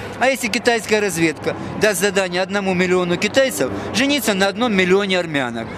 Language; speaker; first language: Russian; native; Russian